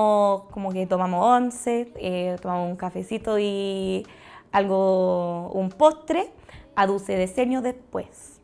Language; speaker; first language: Spanish; non-native, fluent; English